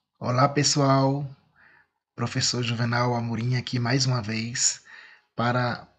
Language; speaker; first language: Portuguese; native; Portuguese